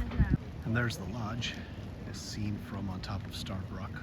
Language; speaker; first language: English; native; English